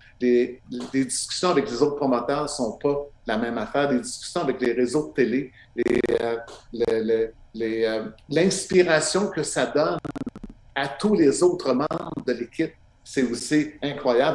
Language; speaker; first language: French; native; French